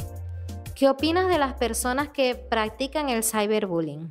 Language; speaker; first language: Spanish; native; Spanish